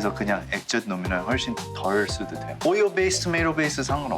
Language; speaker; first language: Korean; early bilingual, heritage; English